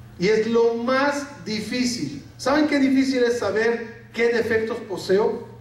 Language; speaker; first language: Spanish; non-native, fluent; Arabic